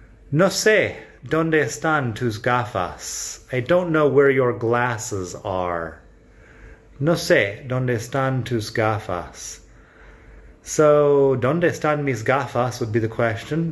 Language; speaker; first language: Spanish; non-native, fluent; English